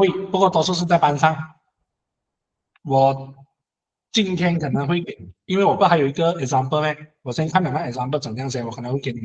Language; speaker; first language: Chinese; native; Chinese